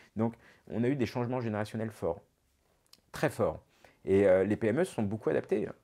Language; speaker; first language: French; native; French